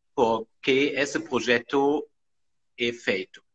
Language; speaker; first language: Portuguese; non-native, learner; German